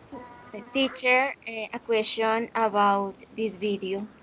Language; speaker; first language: English; non-native, learner; Spanish